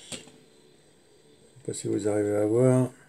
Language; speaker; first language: French; native; French